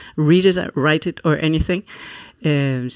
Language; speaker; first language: English; non-native, fluent; Faroese